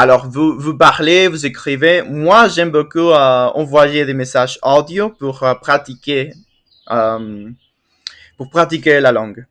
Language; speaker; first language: French; non-native, fluent; Spanish